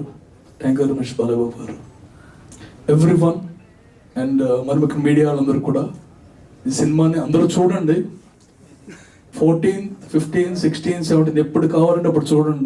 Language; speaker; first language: Telugu; native; Telugu